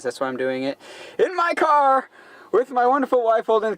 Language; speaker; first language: English; native; English